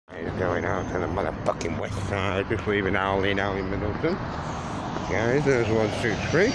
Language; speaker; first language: English; native; English